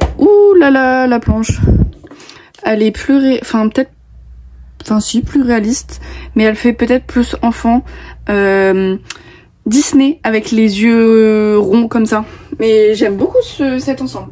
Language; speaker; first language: French; native; French